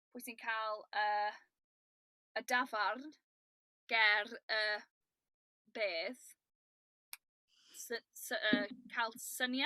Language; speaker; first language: Welsh; non-native, learner; English